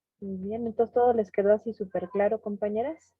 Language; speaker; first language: Spanish; native; Spanish